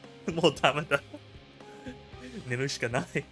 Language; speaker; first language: Japanese; non-native, learner; English